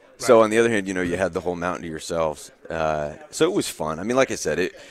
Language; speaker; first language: English; native; English